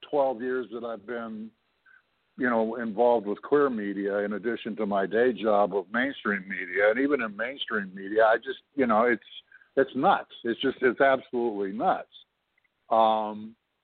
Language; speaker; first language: English; native; English